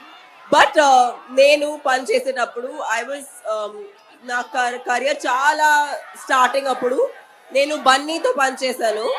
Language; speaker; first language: Telugu; non-native, fluent; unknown